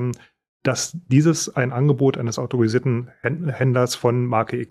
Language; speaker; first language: German; native; German